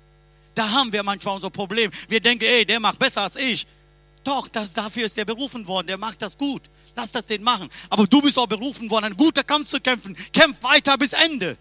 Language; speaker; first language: German; non-native, learner; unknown